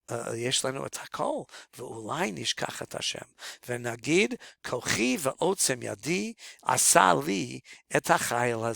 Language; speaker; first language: Hebrew; non-native, fluent; English